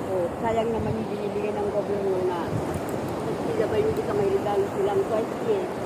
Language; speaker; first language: Filipino; non-native, local second language; Pangasinan